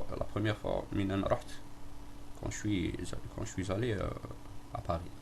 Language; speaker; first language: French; non-native, local second language; Arabic